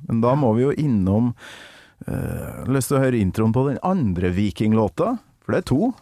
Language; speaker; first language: Norwegian; native; Norwegian